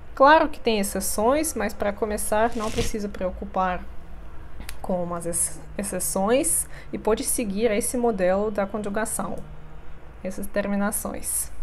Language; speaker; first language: Portuguese; non-native, fluent; Russian